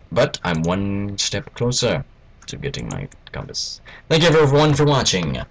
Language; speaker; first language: English; native; English